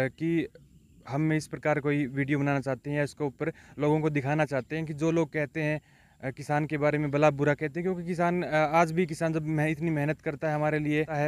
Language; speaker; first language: Hindi; native; Hindi